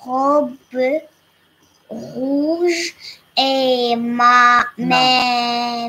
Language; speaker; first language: French; non-native, learner; Thai